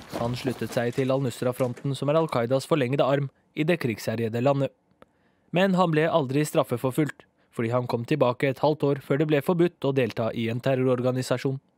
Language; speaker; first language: Norwegian; native; Norwegian